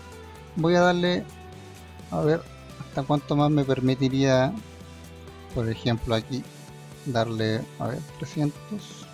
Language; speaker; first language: Spanish; native; Spanish